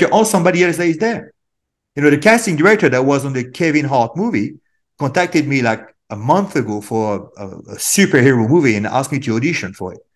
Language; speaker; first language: English; non-native, fluent; French